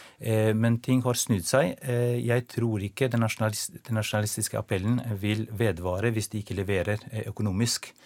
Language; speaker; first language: Norwegian; non-native, fluent; Albanian